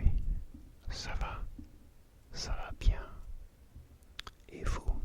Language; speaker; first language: French; non-native, learner; English